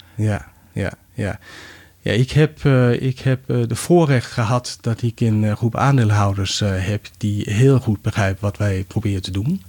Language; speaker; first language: Dutch; non-native, fluent; Danish